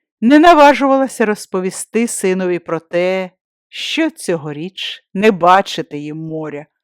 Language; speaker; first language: Ukrainian; native; Ukrainian